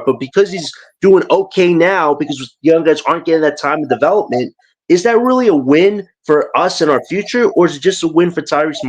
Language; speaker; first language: English; native; English